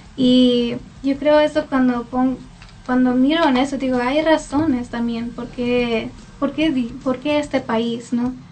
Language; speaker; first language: Spanish; early bilingual, heritage; Spanish